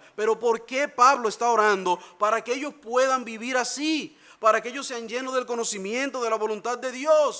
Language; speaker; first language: Spanish; native; Spanish